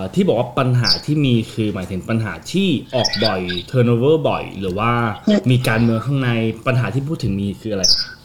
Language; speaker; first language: Thai; non-native, fluent; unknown